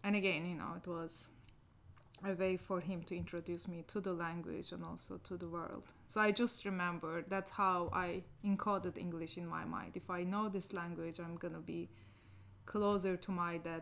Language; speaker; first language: English; non-native, fluent; Turkish